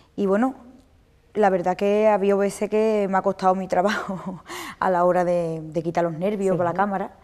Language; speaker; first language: Spanish; native; Spanish